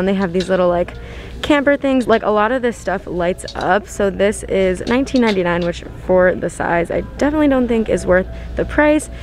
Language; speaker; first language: English; native; English